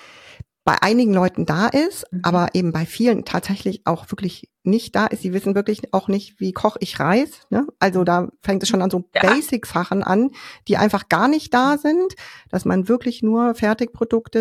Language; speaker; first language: German; native; German